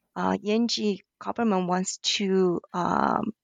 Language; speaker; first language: English; non-native, fluent; Korean